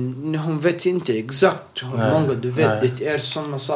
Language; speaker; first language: Swedish; non-native, local second language; Arabic